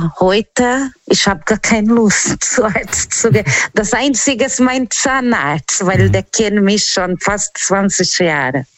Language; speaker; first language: German; non-native, learner; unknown